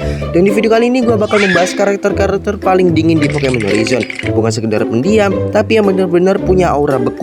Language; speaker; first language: Indonesian; native; Indonesian